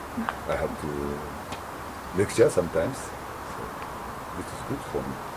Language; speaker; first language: English; non-native, learner; Japanese